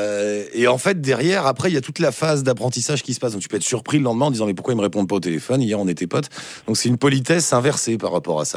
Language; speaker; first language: French; native; French